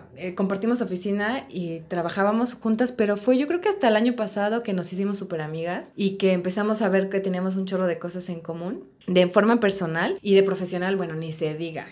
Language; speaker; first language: Spanish; native; Spanish